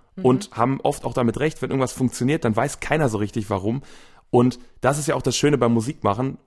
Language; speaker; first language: German; native; German